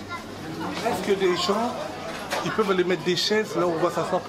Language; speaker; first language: French; native; French